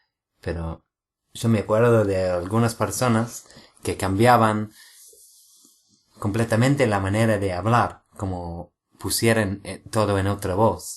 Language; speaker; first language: Spanish; non-native, fluent; English